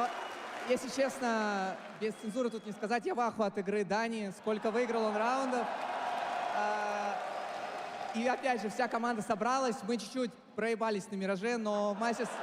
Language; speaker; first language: Russian; native; Russian